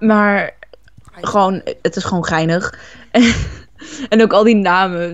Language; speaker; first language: Dutch; native; Dutch